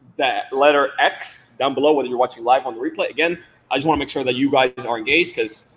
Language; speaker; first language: English; non-native, fluent; Spanish